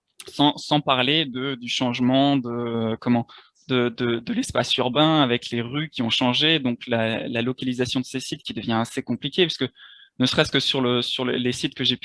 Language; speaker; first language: French; native; French